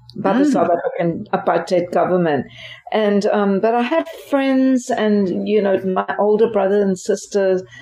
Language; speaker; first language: English; native; English